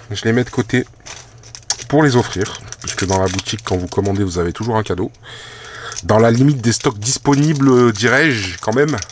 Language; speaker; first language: French; native; French